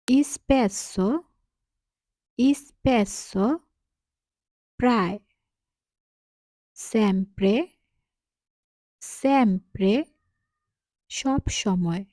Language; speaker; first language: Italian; non-native, learner; Bangla